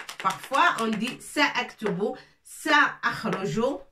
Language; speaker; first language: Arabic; non-native, fluent; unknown